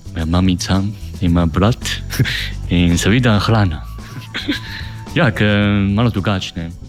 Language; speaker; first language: Slovenian; non-native, learner; Chinese